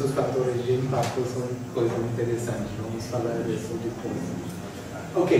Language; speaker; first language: Portuguese; non-native, fluent; English